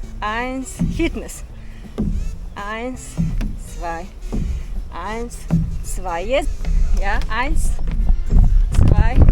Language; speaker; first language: German; non-native, learner; Ukrainian